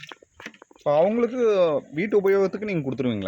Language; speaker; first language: Tamil; native; Tamil